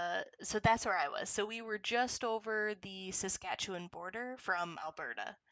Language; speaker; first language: English; native; English